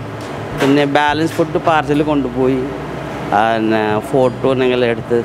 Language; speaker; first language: Malayalam; non-native, local second language; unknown